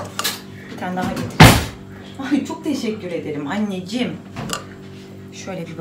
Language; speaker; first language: Turkish; native; Turkish